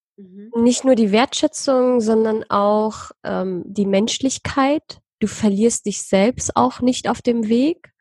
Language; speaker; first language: German; early bilingual, other home language; Persian